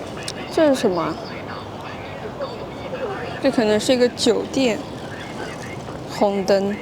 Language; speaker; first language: Chinese; non-native, fluent; French